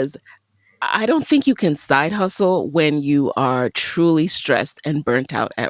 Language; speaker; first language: English; native; English